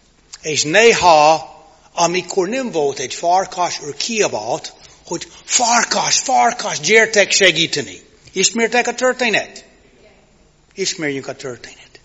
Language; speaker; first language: Hungarian; non-native, fluent; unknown